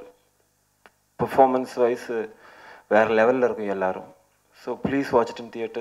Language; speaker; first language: Tamil; non-native, learner; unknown